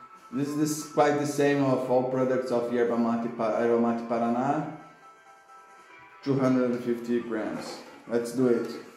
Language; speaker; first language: English; non-native, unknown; Portuguese